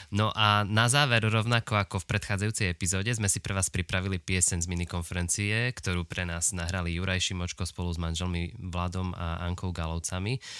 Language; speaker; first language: Slovak; native; Slovak